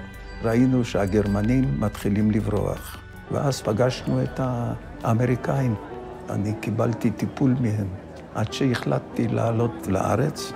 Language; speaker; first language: Hebrew; non-native, fluent; Yiddish